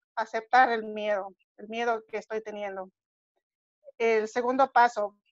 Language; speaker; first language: Spanish; native; Spanish